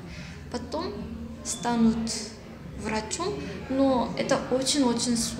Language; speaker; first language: Russian; non-native, learner; Korean